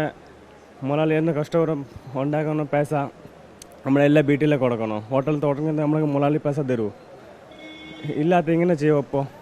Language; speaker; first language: Malayalam; non-native, learner; Hindi